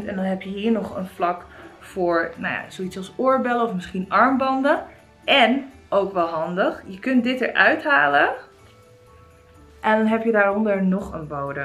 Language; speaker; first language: Dutch; native; Dutch